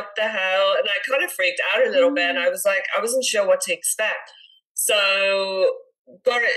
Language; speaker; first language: English; native; English